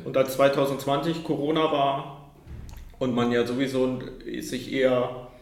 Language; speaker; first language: German; native; German